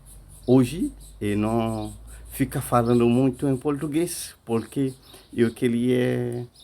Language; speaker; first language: Portuguese; non-native, learner; Haitian Creole